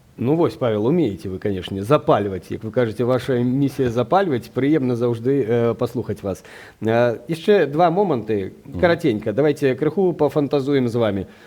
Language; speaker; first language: Belarusian; non-native, local second language; Russian